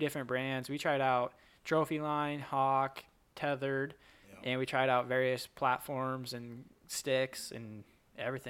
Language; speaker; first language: English; native; English